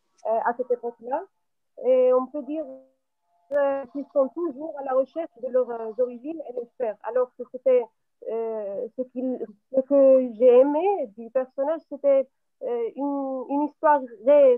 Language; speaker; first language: French; non-native, local second language; Arabic